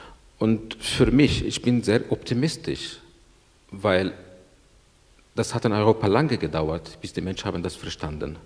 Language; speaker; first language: German; non-native, learner; Arabic